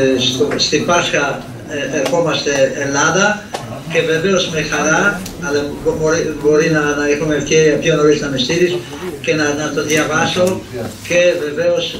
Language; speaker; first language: Greek; non-native, fluent; Polish